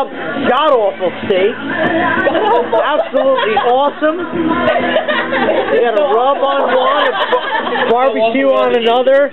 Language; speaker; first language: English; native; English